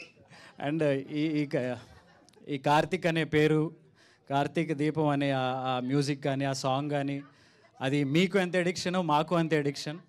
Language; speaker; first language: Telugu; native; Telugu